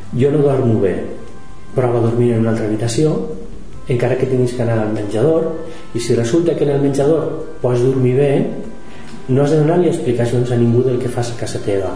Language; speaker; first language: Catalan; non-native, local second language; Spanish